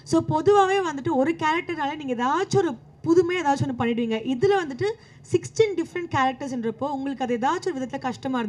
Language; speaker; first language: Tamil; native; Tamil